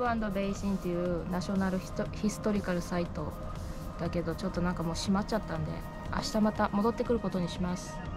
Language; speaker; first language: Japanese; native; Japanese